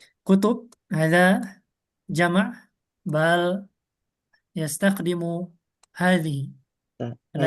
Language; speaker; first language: Arabic; non-native, fluent; Indonesian